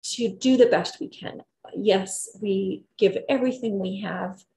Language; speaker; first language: English; native; English